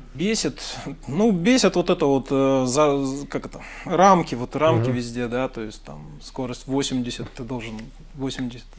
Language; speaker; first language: Russian; native; Russian